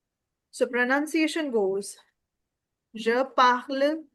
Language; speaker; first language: French; non-native, fluent; Hindi